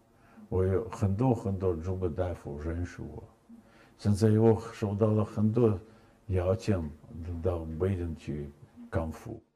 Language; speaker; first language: Chinese; non-native, fluent; Russian